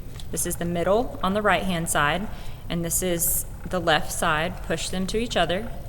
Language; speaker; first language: English; native; English